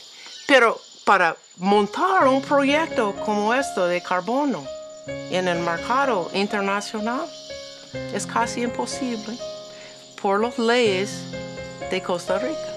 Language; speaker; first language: Spanish; non-native, learner; English